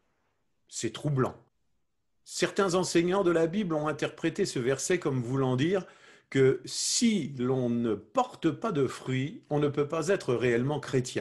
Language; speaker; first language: French; native; French